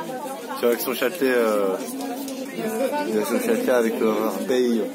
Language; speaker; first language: French; native; French